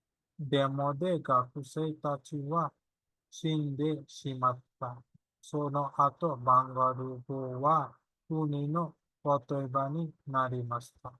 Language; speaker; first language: Japanese; non-native, learner; Bangla